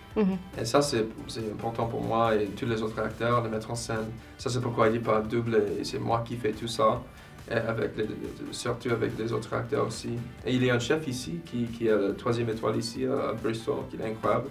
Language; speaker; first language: French; non-native, fluent; English